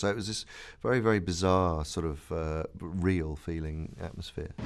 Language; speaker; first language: English; native; English